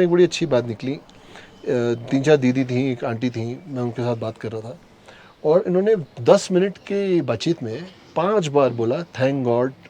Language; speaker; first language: Hindi; native; Hindi